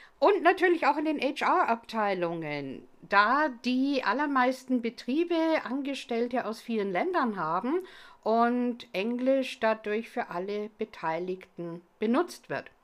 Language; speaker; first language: German; non-native, fluent; English